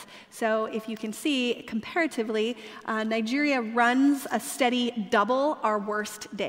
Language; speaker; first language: English; native; English